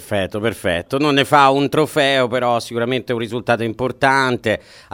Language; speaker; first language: Italian; native; Italian